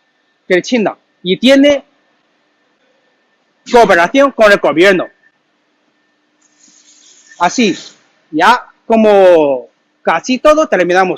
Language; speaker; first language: Spanish; non-native, learner; Chinese